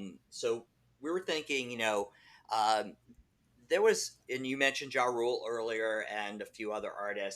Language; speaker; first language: English; native; English